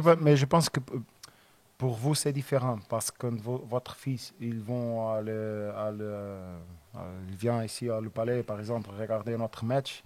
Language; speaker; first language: French; non-native, learner; Portuguese